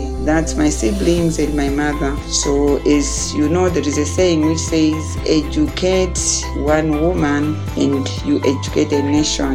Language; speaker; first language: English; non-native, local second language; Nyanja